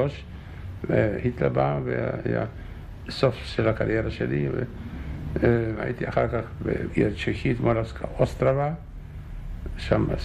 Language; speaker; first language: Hebrew; non-native, fluent; Czech